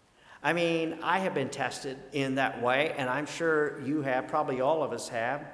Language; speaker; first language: English; native; English